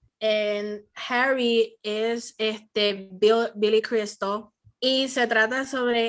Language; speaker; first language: Spanish; early bilingual, heritage; Spanish